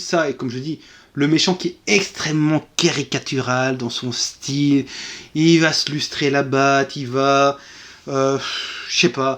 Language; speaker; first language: French; native; French